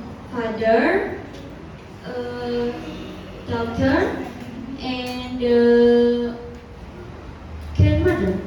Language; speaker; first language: English; non-native, learner; Indonesian